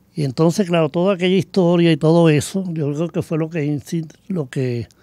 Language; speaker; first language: Spanish; native; Spanish